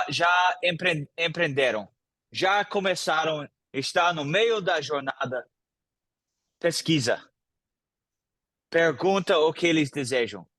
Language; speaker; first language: Portuguese; non-native, fluent; English